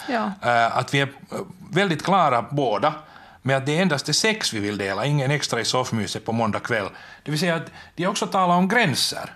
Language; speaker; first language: Swedish; native; Swedish